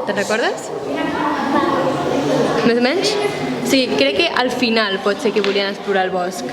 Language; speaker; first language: Catalan; native; Catalan